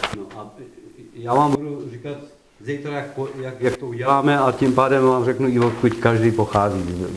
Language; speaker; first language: Czech; early bilingual, heritage; Czech